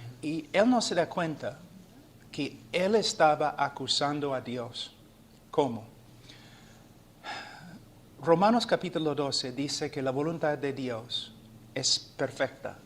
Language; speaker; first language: Spanish; non-native, fluent; English